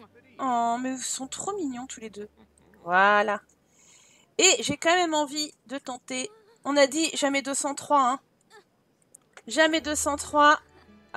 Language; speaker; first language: French; native; French